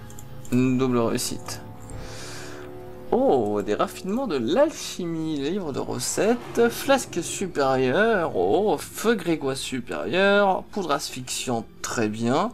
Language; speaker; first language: French; native; French